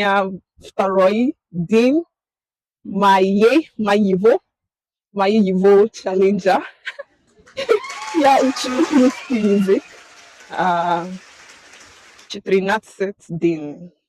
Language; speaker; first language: Russian; non-native, learner; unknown